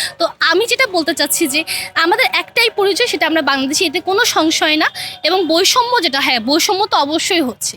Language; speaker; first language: Bangla; non-native, local second language; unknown